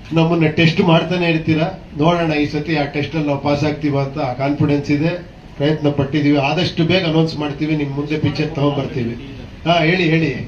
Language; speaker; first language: Kannada; native; Kannada